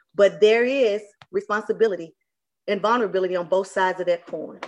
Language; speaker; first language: English; native; English